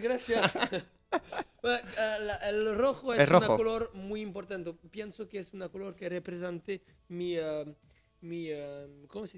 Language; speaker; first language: Spanish; non-native, learner; French